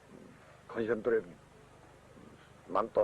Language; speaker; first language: English; non-native, learner; Japanese